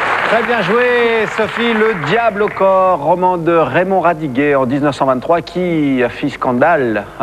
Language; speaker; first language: French; native; French